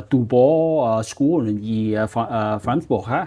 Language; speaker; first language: Danish; non-native, learner; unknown